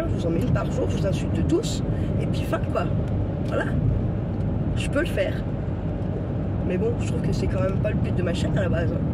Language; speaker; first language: French; native; French